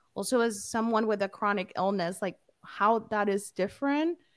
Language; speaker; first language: English; early bilingual, other home language; Spanish